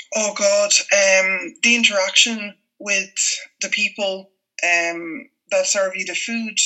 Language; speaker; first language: English; non-native, fluent; French